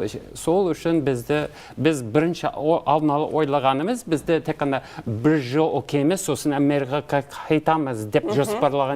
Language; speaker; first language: Kazakh; non-native, learner; English